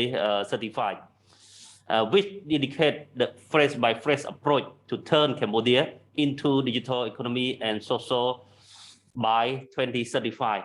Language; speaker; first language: English; non-native, learner; Khmer